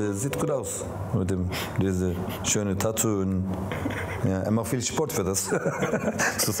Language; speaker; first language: German; non-native, learner; Turkish